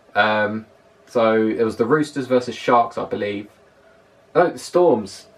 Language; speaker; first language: English; native; English